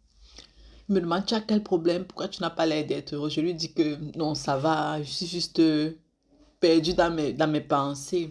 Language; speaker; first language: French; native; French